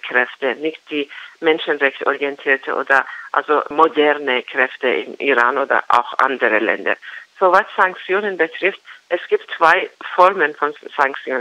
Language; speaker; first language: German; non-native, learner; Persian